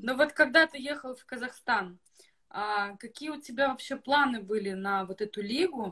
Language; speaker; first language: Russian; native; Russian